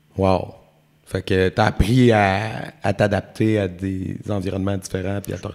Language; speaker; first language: French; native; French